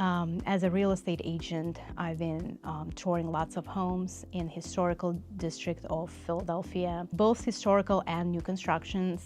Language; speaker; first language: English; non-native, fluent; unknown